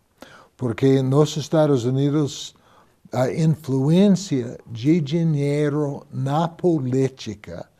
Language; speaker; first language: Portuguese; non-native, fluent; English